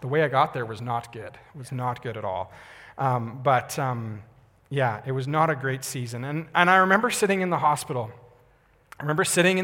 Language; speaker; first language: English; native; English